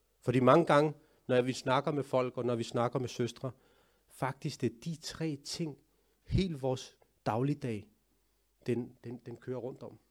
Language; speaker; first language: Danish; early bilingual, other home language; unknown